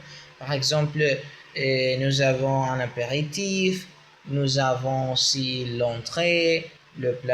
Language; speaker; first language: French; non-native, learner; Spanish